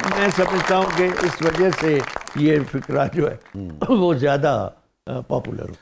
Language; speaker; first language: Urdu; non-native, local second language; Sindhi